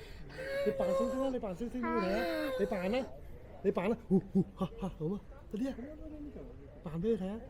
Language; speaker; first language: Cantonese; native; Cantonese